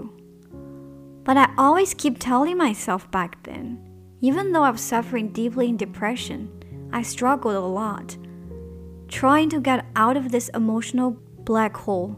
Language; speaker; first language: English; non-native, fluent; Chinese